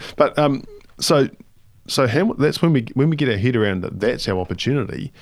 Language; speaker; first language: English; native; English